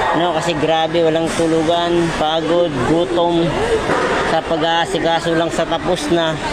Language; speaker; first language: Filipino; non-native, local second language; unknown